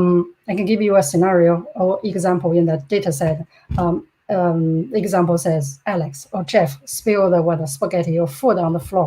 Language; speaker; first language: English; non-native, fluent; Chinese